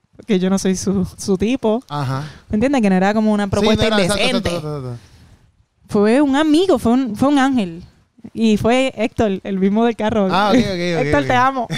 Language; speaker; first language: Spanish; native; Spanish